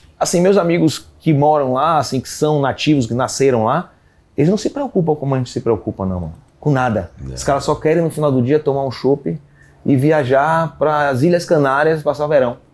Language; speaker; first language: Portuguese; native; Portuguese